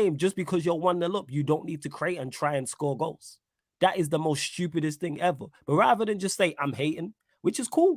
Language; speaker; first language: English; native; English